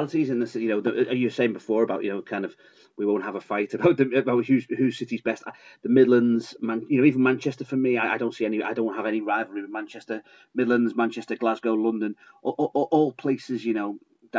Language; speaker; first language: English; native; English